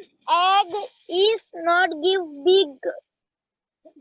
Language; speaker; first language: English; non-native, learner; Hindi